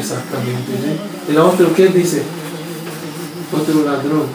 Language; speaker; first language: Spanish; non-native, learner; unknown